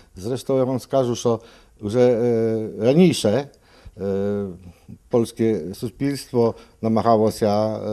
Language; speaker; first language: Polish; non-native, learner; Ukrainian